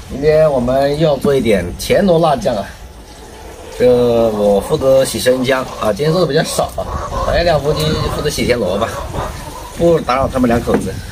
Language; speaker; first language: Chinese; native; Chinese